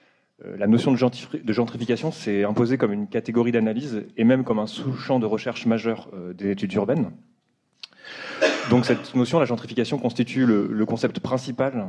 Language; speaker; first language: French; native; French